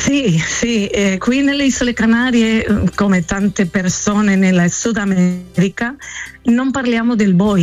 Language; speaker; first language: Italian; non-native, fluent; Spanish